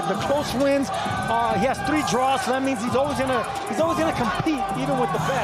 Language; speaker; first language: English; native; English